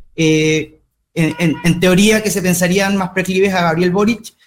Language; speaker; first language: Spanish; native; Spanish